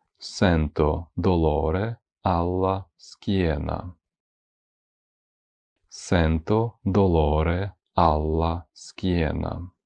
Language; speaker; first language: Italian; non-native, fluent; Ukrainian